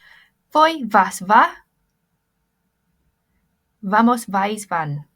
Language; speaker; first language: Spanish; non-native, fluent; English